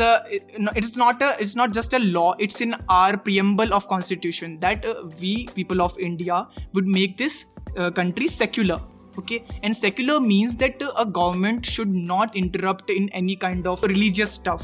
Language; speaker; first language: English; non-native, local second language; Hindi